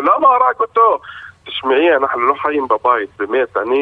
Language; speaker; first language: Hebrew; non-native, local second language; Arabic